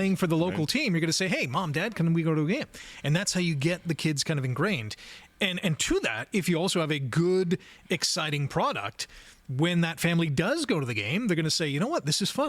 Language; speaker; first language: English; native; English